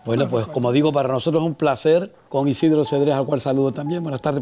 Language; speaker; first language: Spanish; native; Spanish